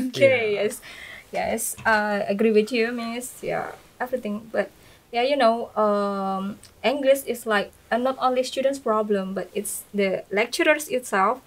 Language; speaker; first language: English; non-native, fluent; Indonesian